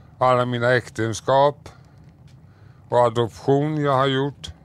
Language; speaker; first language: Swedish; native; Swedish